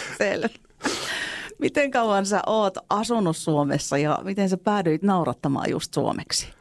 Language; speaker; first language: Finnish; native; Finnish